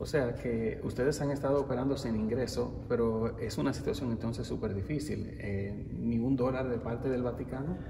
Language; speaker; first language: Spanish; native; Spanish